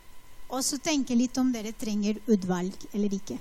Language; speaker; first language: Norwegian; non-native, fluent; Spanish